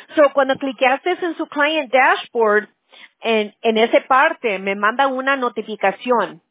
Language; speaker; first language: Spanish; early bilingual, heritage; Spanish